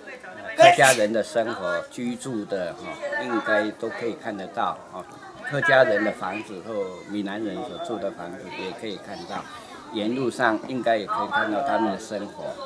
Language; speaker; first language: Chinese; native; Chinese